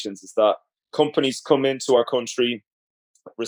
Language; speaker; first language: English; native; English